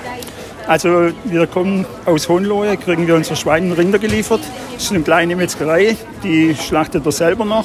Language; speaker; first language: German; native; German